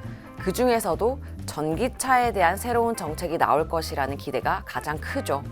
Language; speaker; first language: Korean; native; Korean